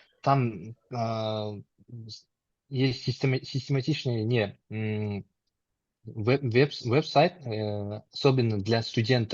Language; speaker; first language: Russian; non-native, local second language; Kazakh